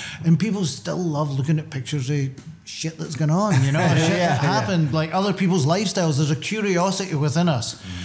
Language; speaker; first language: English; native; English